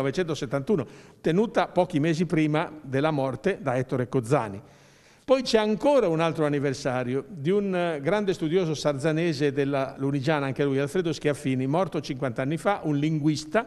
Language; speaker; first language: Italian; native; Italian